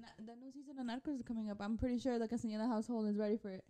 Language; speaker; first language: English; early bilingual, other home language; Spanish